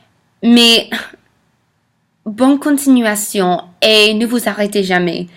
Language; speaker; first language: French; non-native, fluent; English